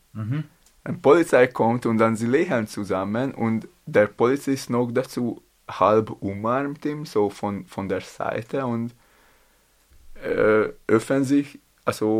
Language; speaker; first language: German; non-native, learner; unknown